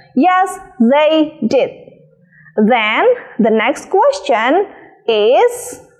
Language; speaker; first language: English; non-native, fluent; Indonesian